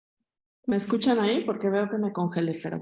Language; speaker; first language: Spanish; native; Spanish